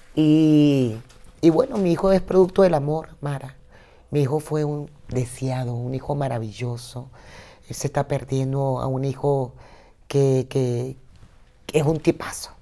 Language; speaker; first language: Spanish; native; Spanish